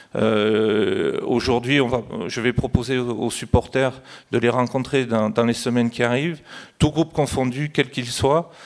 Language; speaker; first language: French; native; French